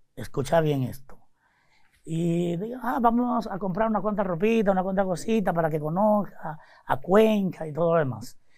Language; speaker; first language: Spanish; native; Spanish